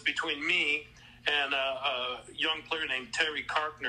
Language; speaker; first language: English; non-native, fluent; French